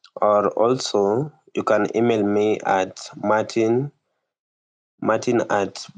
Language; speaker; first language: English; non-native, local second language; Kikuyu